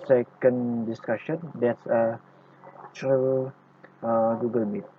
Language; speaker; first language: English; non-native, local second language; Malay